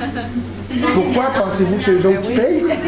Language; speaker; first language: French; native; French